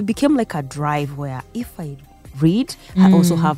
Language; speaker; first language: English; non-native, local second language; Gusii